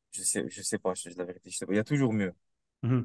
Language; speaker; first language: French; native; French